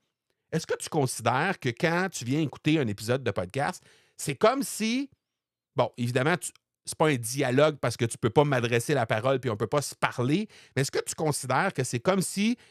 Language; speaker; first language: French; native; French